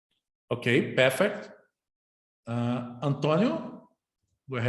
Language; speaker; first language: English; non-native, fluent; Portuguese